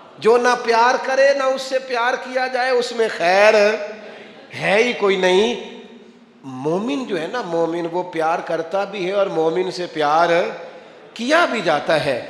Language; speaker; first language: Urdu; non-native, local second language; Punjabi